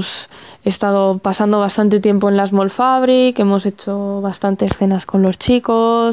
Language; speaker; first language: Spanish; native; Spanish